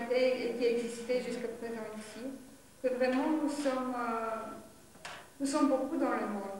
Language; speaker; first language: French; non-native, fluent; Bulgarian